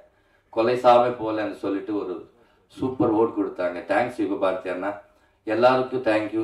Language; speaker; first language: Tamil; non-native, learner; Telugu